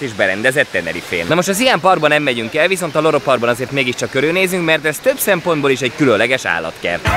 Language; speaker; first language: Hungarian; native; Hungarian